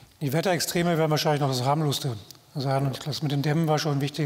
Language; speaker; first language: German; native; German